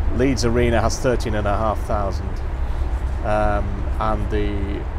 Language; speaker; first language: English; native; English